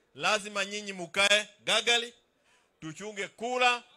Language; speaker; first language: Swahili; non-native, local second language; Kikuyu